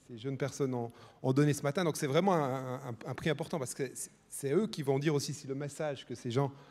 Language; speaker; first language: French; non-native, fluent; Spanish